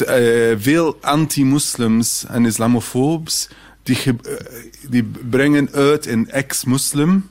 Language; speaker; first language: Dutch; non-native, fluent; Arabic